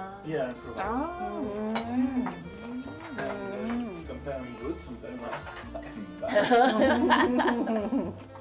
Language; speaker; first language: English; non-native, fluent; French